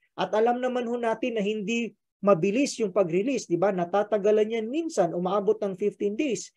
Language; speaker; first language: Filipino; native; Filipino